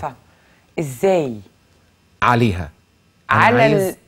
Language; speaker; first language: Arabic; native; Arabic